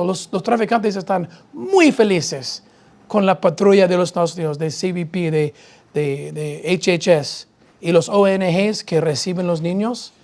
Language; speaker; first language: Spanish; non-native, fluent; English